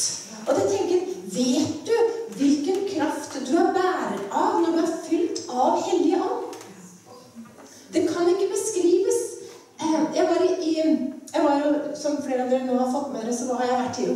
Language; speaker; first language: Norwegian; native; Norwegian